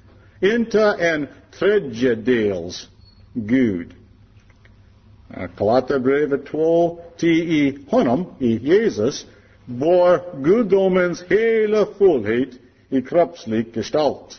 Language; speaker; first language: Swedish; non-native, learner; English